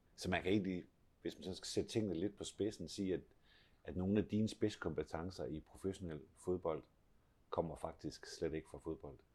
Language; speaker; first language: Danish; native; Danish